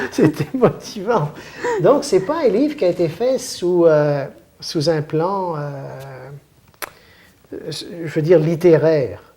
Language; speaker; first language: French; native; French